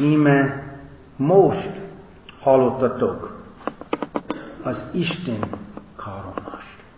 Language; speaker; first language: Hungarian; non-native, learner; English